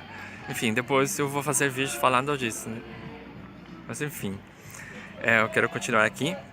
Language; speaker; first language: Portuguese; non-native, fluent; Spanish